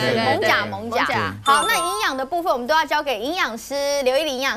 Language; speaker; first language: Chinese; native; Chinese